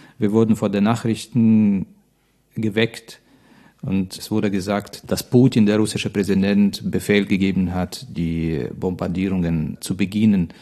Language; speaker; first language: German; non-native, fluent; Russian